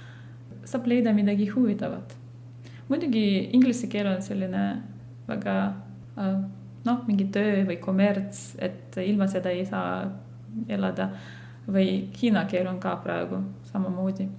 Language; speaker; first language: Estonian; non-native, fluent; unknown